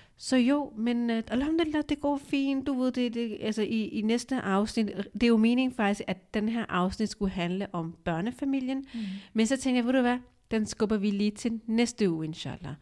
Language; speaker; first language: Danish; early bilingual, other home language; Urdu